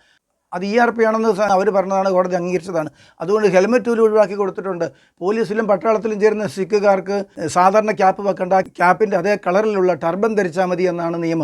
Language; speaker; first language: Malayalam; native; Malayalam